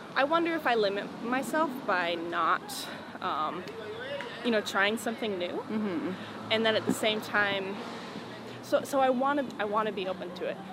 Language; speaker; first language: English; native; English